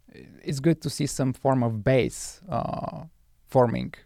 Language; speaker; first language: English; non-native, fluent; Bulgarian